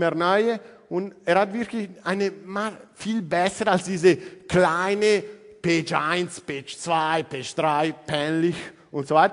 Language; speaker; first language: German; non-native, learner; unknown